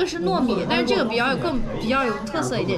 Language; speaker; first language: Chinese; native; Chinese